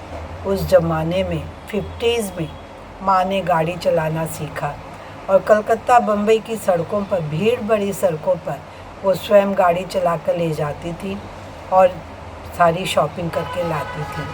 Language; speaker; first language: Hindi; native; Hindi